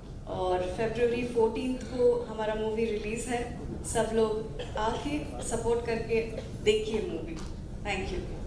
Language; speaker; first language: Hindi; non-native, local second language; Kannada